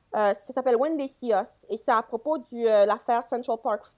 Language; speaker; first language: French; native; French